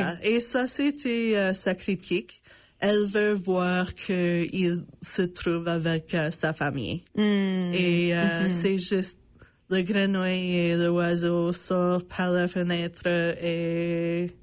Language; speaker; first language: French; non-native, local second language; English